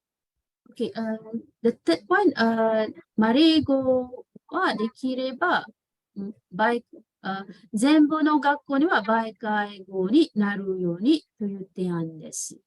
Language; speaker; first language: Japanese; non-native, fluent; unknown